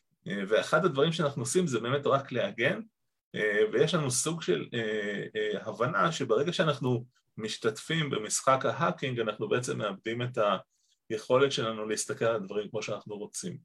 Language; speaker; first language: Hebrew; native; Hebrew